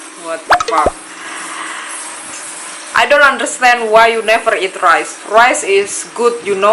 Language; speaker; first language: English; non-native, learner; Indonesian